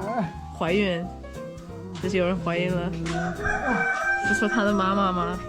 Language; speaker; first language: Chinese; non-native, fluent; English